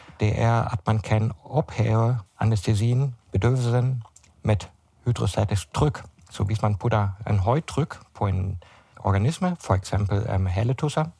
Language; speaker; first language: Danish; non-native, fluent; German